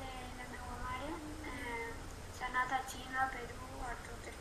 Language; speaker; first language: Catalan; non-native, local second language; Spanish